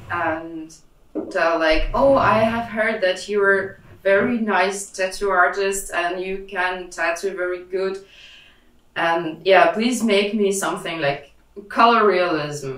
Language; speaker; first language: English; non-native, fluent; Russian